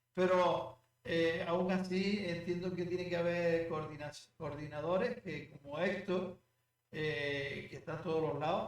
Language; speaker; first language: Spanish; native; Spanish